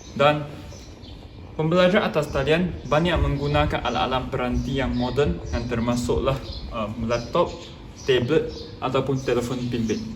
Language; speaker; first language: Malay; non-native, local second language; Chinese